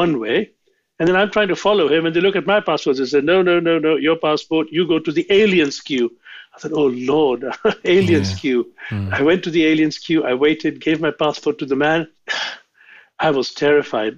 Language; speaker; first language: English; non-native, local second language; Sindhi